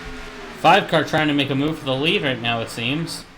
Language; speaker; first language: English; native; English